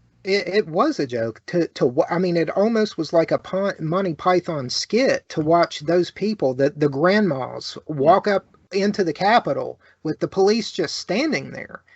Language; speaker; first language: English; native; English